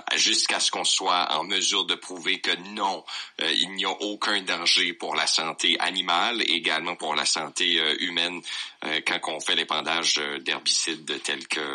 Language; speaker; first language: French; native; French